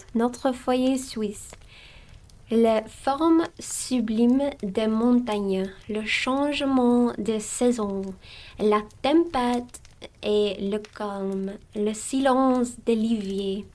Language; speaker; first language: French; non-native, learner; English